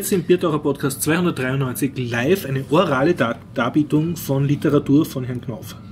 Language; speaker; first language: German; native; German